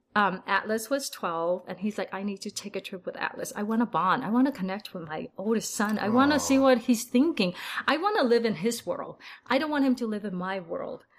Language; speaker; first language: English; early bilingual, other home language; Vietnamese